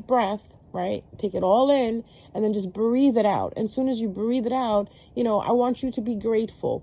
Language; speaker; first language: English; native; English